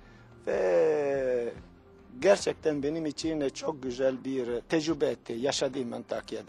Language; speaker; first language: Turkish; non-native, learner; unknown